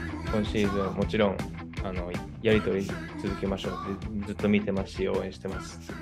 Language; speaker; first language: Japanese; native; Japanese